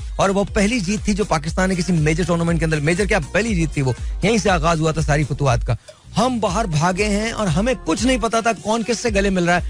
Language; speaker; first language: Urdu; native; Urdu